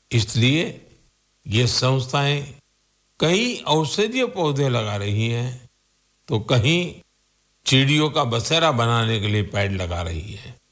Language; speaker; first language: Hindi; non-native, local second language; Gujarati